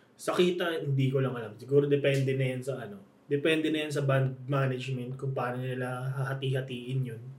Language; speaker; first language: Filipino; native; Filipino